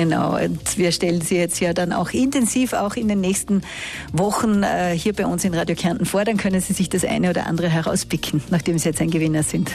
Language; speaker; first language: German; native; German